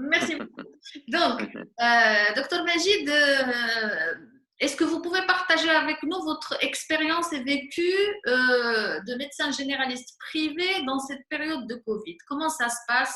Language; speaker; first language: French; non-native, local second language; Arabic